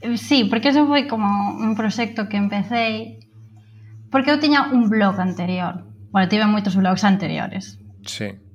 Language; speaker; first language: Galician; native; Galician